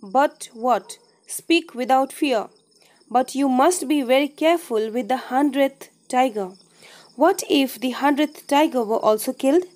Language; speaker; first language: English; non-native, local second language; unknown